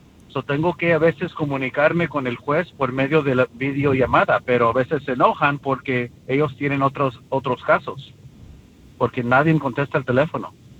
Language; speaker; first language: Spanish; early bilingual, heritage; Spanish